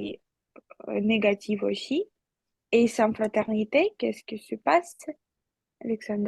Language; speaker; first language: French; non-native, fluent; Russian